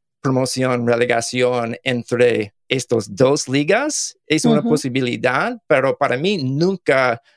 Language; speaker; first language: Spanish; non-native, learner; English